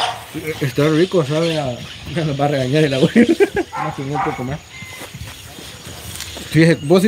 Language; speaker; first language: Spanish; native; Spanish